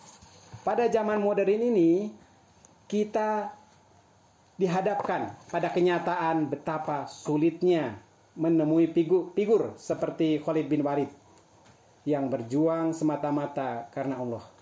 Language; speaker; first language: Indonesian; native; Indonesian